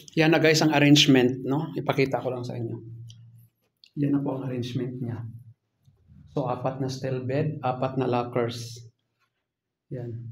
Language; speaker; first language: Filipino; non-native, local second language; Cebuano